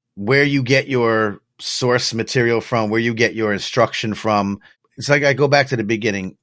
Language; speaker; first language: English; native; English